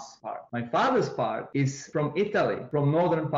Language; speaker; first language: English; non-native, fluent; Czech